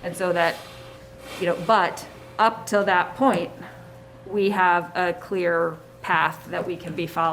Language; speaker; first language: English; native; English